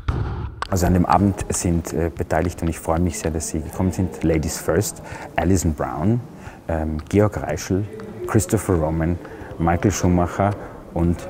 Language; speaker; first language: German; native; German